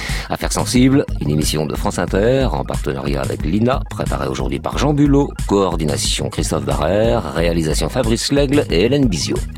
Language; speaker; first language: French; native; French